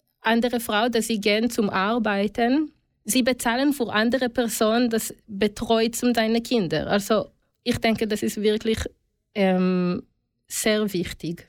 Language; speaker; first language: German; non-native, learner; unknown